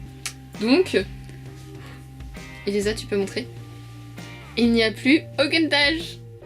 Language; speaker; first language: French; native; French